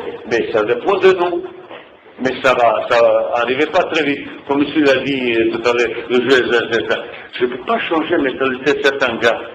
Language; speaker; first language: French; non-native, fluent; Bosnian